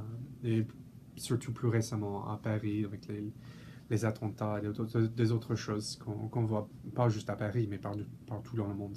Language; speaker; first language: French; non-native, fluent; English